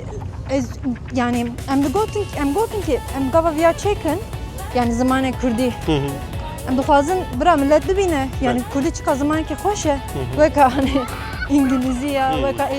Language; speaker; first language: Kurdish; non-native, local second language; Turkish